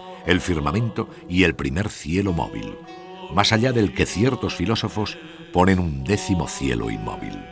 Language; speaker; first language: Spanish; native; Spanish